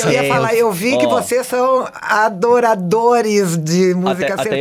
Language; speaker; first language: Portuguese; native; Portuguese